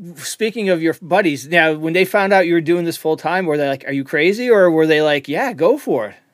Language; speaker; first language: English; native; English